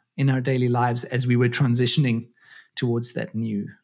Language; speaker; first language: English; native; English